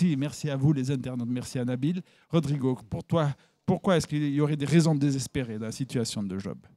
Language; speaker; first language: French; native; French